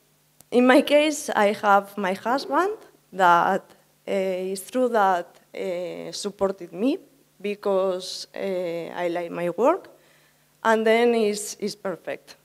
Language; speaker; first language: English; non-native, learner; Spanish